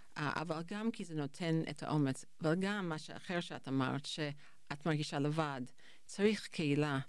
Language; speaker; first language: Hebrew; non-native, fluent; English